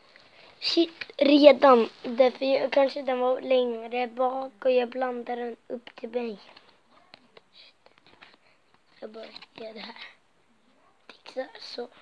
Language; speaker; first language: Swedish; non-native, local second language; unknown